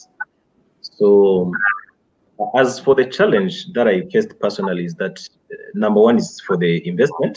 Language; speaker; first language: English; non-native, local second language; Kinyarwanda